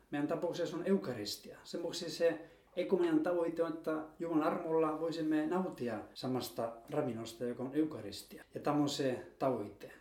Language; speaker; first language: Finnish; non-native, fluent; Spanish